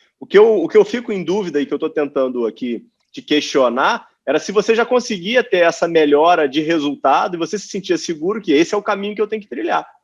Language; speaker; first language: Portuguese; native; Portuguese